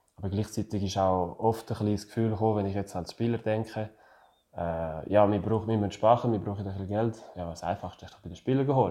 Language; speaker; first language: German; non-native, fluent; French